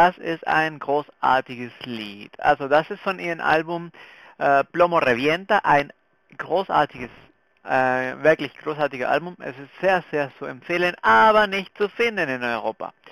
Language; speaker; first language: German; non-native, fluent; Spanish